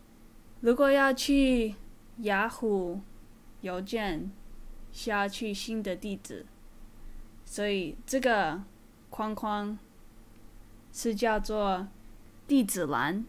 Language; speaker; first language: Chinese; early bilingual, heritage; Chinese